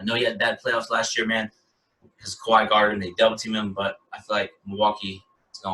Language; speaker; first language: English; native; English